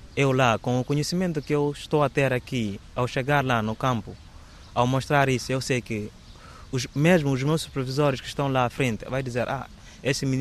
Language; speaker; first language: Portuguese; non-native, local second language; Upper Guinea Crioulo